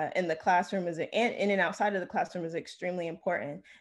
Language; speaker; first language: English; native; English